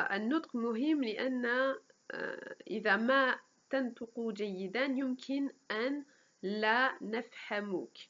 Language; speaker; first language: Arabic; non-native, fluent; French